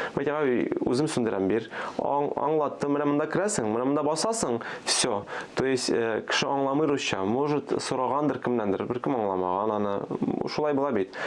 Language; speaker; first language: Tatar; early bilingual, other home language; Armenian